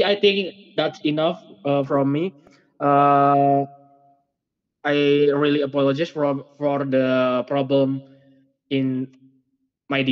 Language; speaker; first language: English; non-native, learner; Indonesian